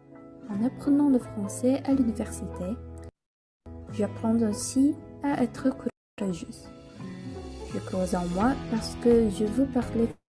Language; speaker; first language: French; non-native, learner; Indonesian